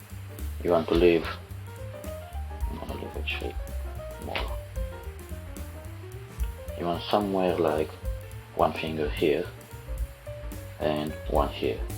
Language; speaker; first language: English; non-native, fluent; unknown